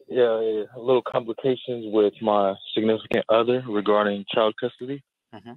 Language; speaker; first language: English; native; English